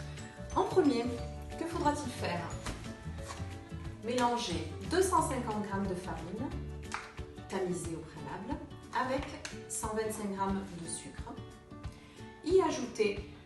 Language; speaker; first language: French; native; French